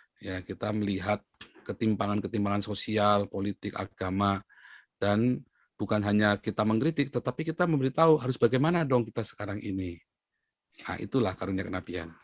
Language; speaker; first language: Indonesian; native; Indonesian